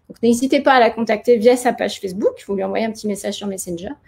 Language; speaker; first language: French; native; French